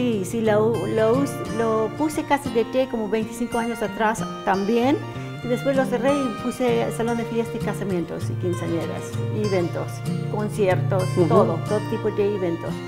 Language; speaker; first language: Spanish; non-native, fluent; English